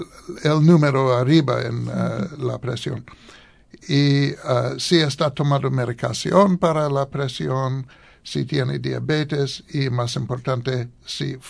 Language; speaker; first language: Spanish; non-native, learner; English